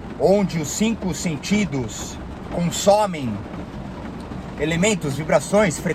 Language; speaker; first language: Portuguese; native; Portuguese